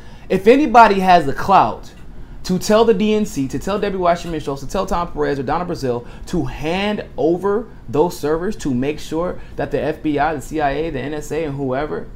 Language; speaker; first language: English; native; English